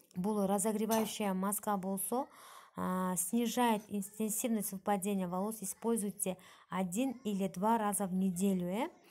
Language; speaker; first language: Russian; non-native, local second language; Kyrgyz